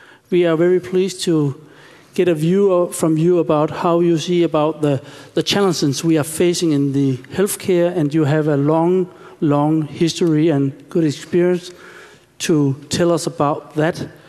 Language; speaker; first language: English; non-native, fluent; Danish